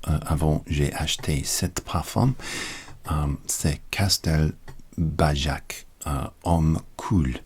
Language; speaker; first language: French; non-native, learner; English